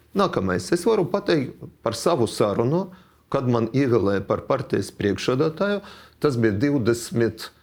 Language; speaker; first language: Latvian; non-native, local second language; Russian